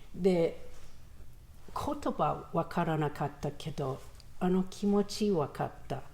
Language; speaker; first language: Japanese; non-native, learner; English